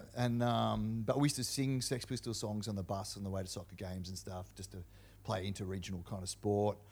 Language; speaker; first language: English; native; English